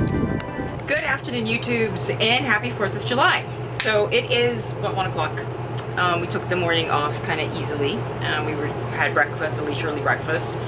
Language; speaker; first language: English; non-native, local second language; Filipino